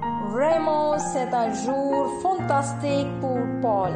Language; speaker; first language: French; non-native, fluent; Punjabi